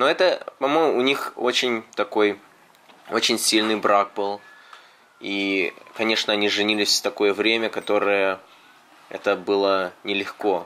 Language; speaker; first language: Russian; early bilingual, heritage; Russian